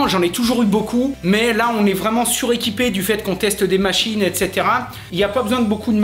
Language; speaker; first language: French; native; French